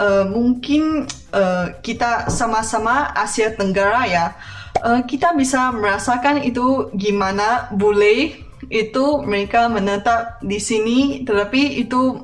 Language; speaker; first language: Indonesian; non-native, fluent; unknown